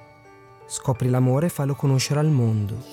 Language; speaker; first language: Italian; native; Italian